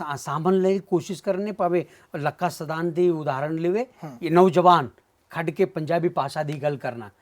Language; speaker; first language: Punjabi; non-native, fluent; Marathi